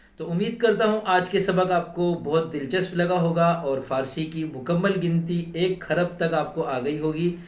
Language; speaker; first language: Urdu; native; Urdu